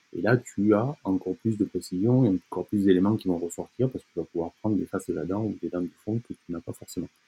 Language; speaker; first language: French; native; French